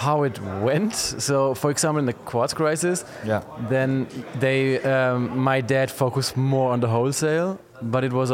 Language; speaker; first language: English; non-native, fluent; German